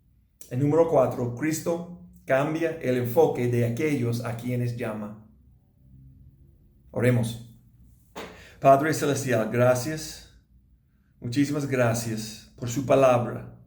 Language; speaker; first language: Spanish; non-native, learner; English